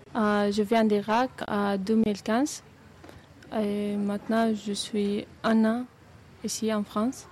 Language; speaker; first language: French; non-native, learner; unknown